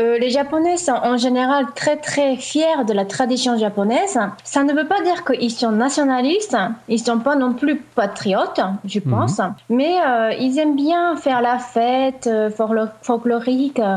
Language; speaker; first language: French; non-native, fluent; Japanese